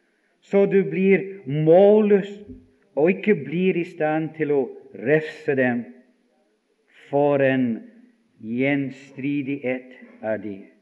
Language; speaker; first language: Norwegian; non-native, fluent; English